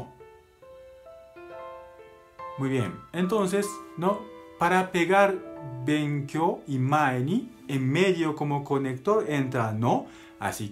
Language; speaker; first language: Spanish; non-native, learner; Japanese